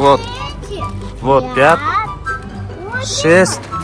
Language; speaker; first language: Russian; non-native, local second language; Kazakh